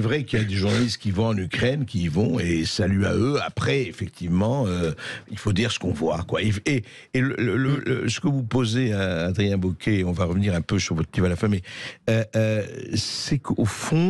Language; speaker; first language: French; native; French